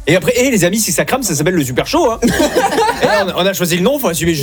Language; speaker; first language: French; native; French